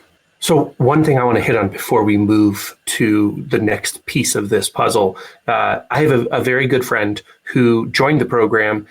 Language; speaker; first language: English; native; English